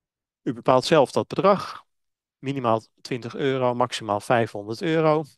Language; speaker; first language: Dutch; native; Dutch